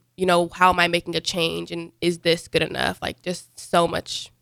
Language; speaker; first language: English; native; English